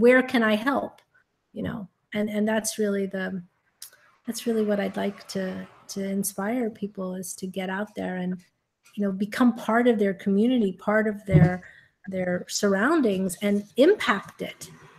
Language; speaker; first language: English; native; English